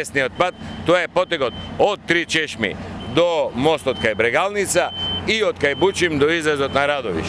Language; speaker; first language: Macedonian; native; Macedonian